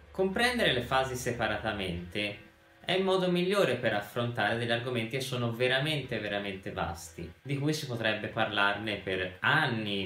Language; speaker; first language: Italian; native; Italian